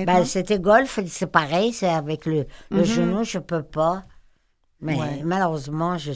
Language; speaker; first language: French; non-native, fluent; Persian